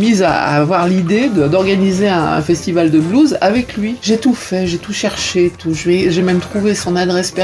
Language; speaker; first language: French; native; French